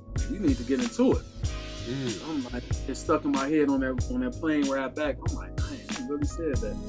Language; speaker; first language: English; native; English